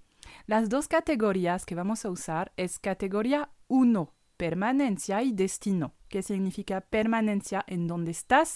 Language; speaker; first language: Spanish; non-native, fluent; French